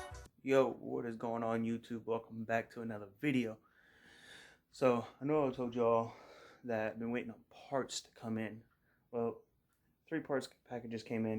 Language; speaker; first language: English; native; English